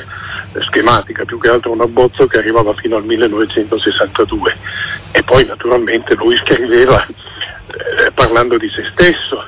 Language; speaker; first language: Italian; native; Italian